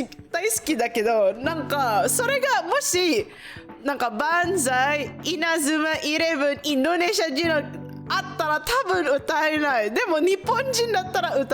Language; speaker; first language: Japanese; non-native, fluent; Indonesian